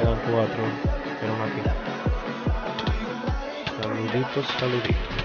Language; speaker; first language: Spanish; native; Spanish